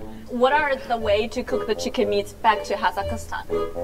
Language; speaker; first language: English; non-native, fluent; Chinese